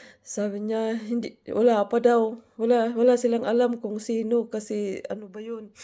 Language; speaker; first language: Filipino; non-native, local second language; Cebuano